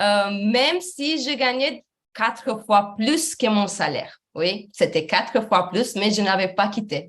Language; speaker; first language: French; non-native, fluent; Romanian